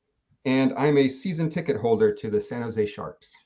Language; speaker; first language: English; native; English